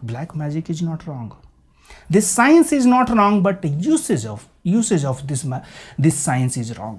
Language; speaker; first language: English; non-native, local second language; Hindi